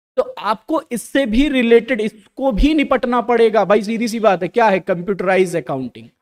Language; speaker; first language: Hindi; native; Hindi